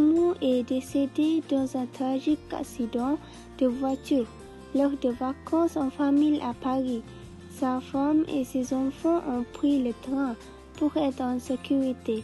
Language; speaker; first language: French; non-native, learner; Malay